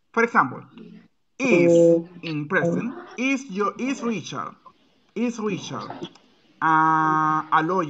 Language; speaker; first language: English; non-native, fluent; Spanish